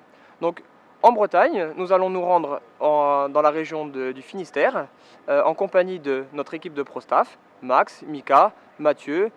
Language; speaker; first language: French; native; French